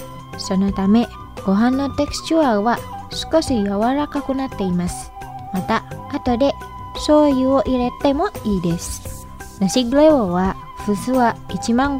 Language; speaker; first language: Japanese; non-native, fluent; Indonesian